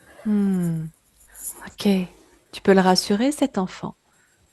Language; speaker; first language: French; native; French